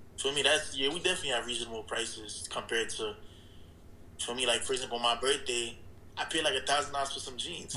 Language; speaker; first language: English; early bilingual, other home language; Haitian Creole